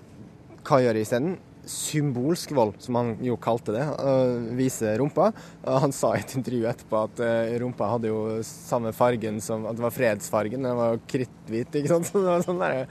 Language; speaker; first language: Norwegian; native; Norwegian